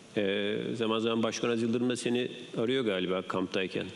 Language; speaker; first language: Turkish; native; Turkish